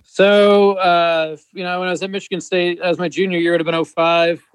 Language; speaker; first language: English; native; English